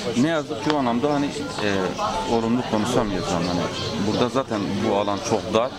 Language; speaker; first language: Turkish; non-native, local second language; Kurdish